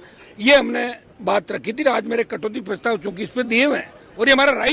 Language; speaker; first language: Hindi; native; Hindi